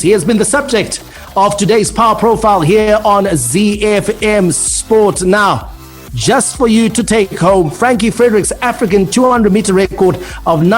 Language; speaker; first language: English; native; English